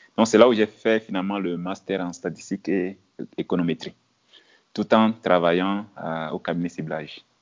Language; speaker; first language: French; non-native, local second language; Ewe